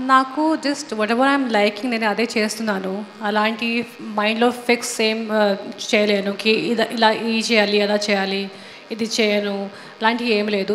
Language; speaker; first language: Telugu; non-native, fluent; Hindi